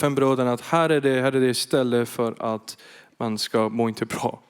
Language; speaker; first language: Swedish; non-native, fluent; Persian